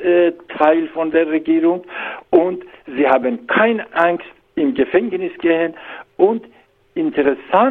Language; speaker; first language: German; non-native, learner; Persian